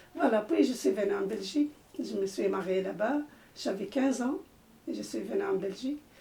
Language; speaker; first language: French; non-native, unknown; Arabic